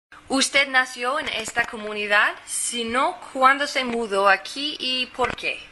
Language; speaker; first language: Spanish; non-native, fluent; English